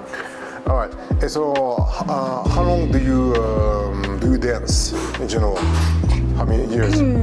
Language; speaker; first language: English; non-native, fluent; French